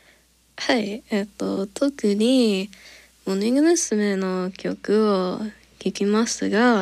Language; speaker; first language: Japanese; non-native, learner; English